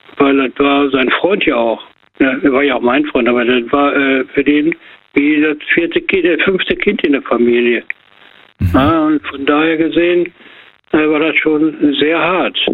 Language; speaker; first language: German; native; German